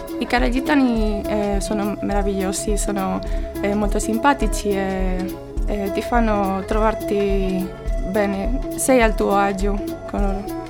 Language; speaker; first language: Italian; non-native, learner; Spanish